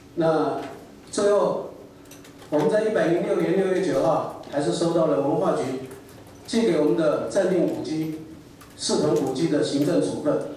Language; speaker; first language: Chinese; native; Chinese